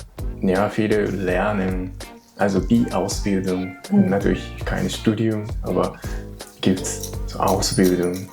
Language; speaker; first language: German; non-native, learner; Japanese